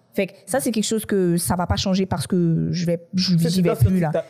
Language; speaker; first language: French; native; French